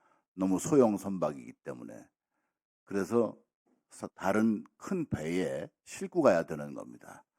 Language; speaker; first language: Korean; native; Korean